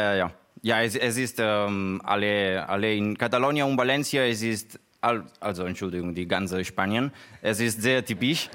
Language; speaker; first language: German; non-native, learner; Spanish